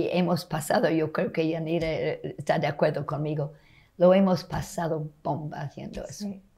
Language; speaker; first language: Spanish; non-native, fluent; English